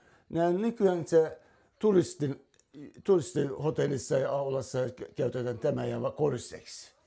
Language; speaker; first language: Finnish; non-native, fluent; Turkish